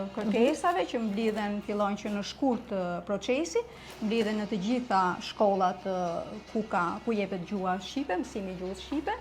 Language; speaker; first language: Albanian; native; Albanian